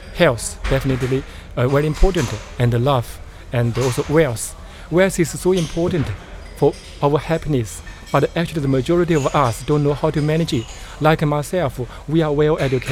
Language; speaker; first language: English; non-native, learner; Chinese